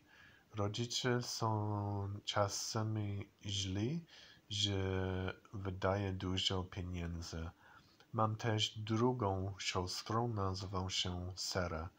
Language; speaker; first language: Polish; non-native, learner; English